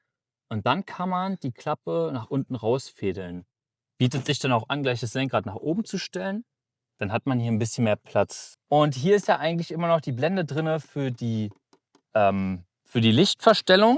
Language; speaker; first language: German; native; German